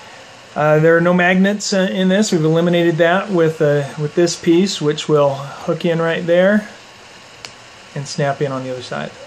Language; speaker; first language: English; native; English